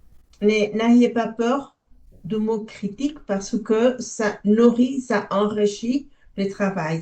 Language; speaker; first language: French; non-native, fluent; Spanish